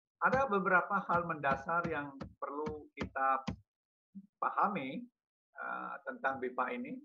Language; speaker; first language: Indonesian; native; Indonesian